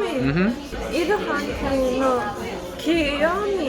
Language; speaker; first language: Korean; non-native, learner; Ukrainian